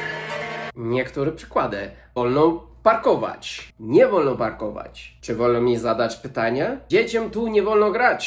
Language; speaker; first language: Polish; non-native, fluent; English